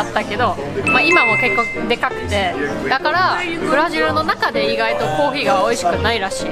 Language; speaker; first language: Japanese; non-native, fluent; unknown